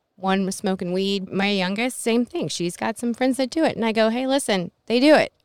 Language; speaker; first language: English; native; English